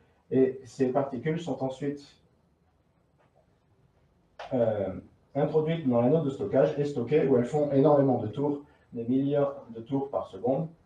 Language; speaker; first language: French; native; French